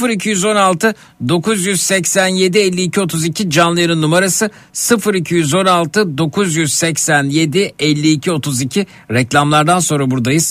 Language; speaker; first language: Turkish; native; Turkish